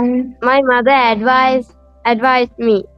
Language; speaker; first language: English; non-native, learner; Sinhala